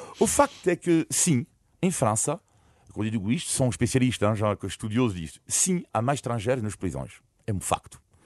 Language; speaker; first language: Portuguese; non-native, fluent; French